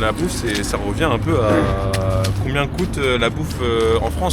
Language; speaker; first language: French; native; French